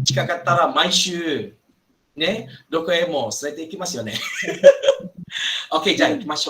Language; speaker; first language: Japanese; non-native, fluent; Malay